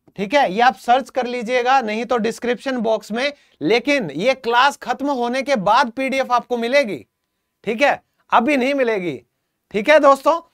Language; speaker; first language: Hindi; native; Hindi